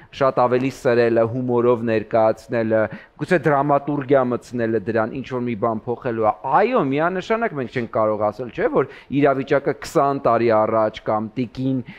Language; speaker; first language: Armenian; native; Armenian